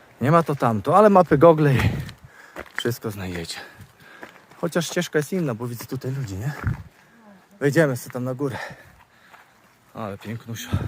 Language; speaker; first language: Polish; native; Polish